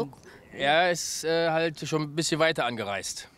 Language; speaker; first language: German; native; German